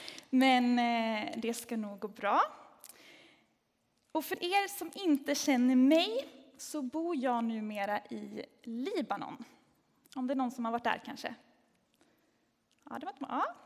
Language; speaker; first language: Swedish; native; Swedish